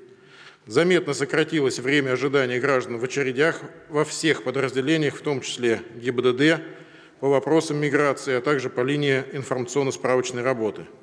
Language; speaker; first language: Russian; native; Russian